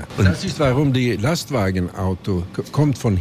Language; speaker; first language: German; non-native, learner; Swedish